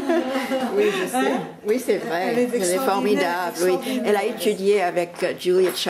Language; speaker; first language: French; non-native, fluent; English